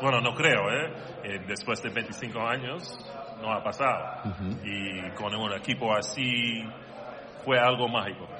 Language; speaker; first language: Spanish; non-native, learner; English